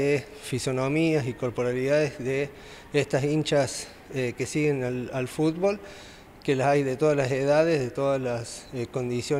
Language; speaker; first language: Spanish; native; Spanish